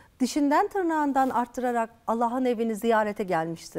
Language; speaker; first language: Turkish; native; Turkish